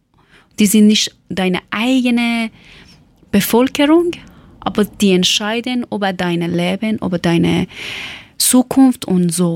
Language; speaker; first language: German; non-native, learner; Persian